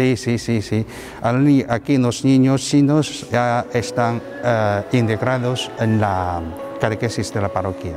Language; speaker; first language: Spanish; non-native, fluent; Chinese